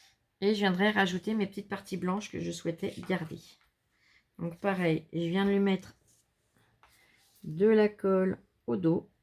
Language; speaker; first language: French; native; French